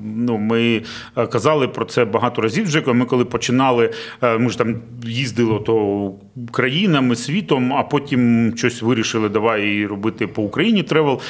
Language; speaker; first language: Ukrainian; non-native, local second language; Russian